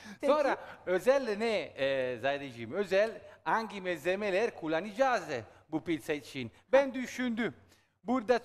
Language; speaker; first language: Turkish; non-native, learner; Italian